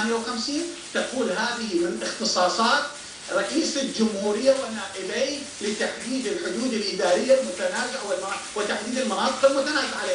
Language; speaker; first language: Arabic; non-native, local second language; Turkmen